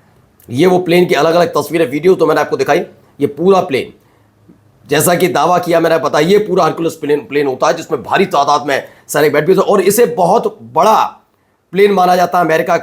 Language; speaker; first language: Hindi; native; Hindi